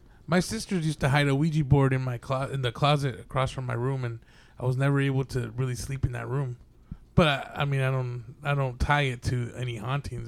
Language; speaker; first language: English; native; English